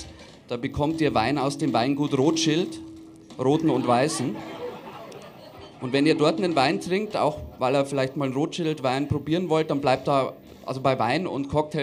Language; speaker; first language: German; native; German